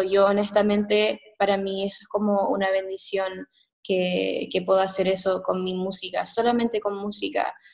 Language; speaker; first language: Spanish; early bilingual, heritage; Spanish